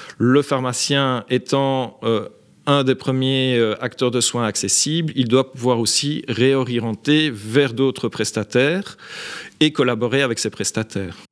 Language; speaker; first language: French; native; French